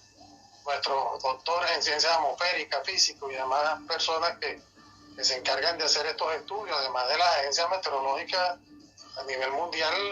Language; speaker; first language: Spanish; native; Spanish